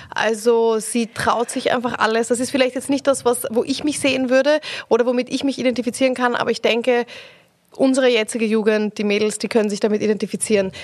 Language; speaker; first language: German; native; German